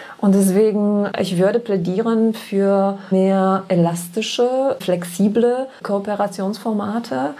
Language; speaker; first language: German; non-native, fluent; Polish